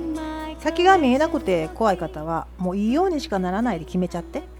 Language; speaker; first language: Japanese; native; Japanese